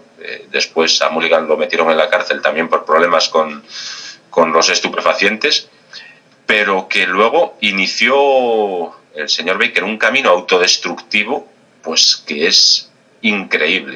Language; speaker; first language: Spanish; native; Spanish